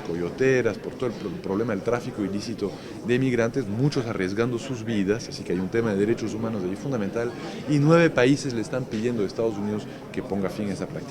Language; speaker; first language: Spanish; native; Spanish